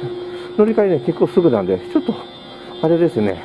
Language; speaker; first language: Japanese; native; Japanese